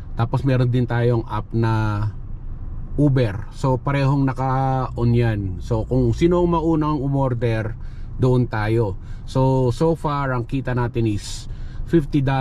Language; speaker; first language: Filipino; native; Filipino